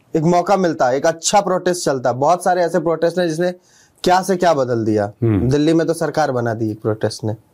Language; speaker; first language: Hindi; native; Hindi